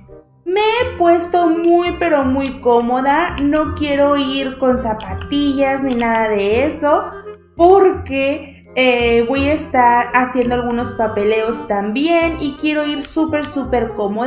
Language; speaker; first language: Spanish; native; Spanish